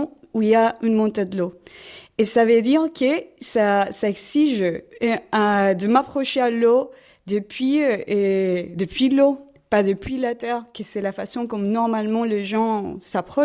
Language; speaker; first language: French; non-native, fluent; Spanish